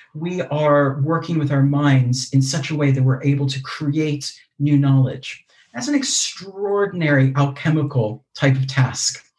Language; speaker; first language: English; native; English